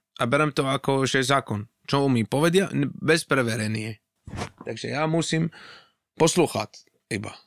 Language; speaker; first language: Slovak; non-native, fluent; Arabic